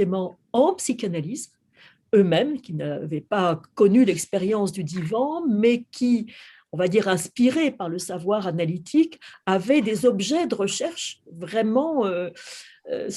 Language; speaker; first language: French; native; French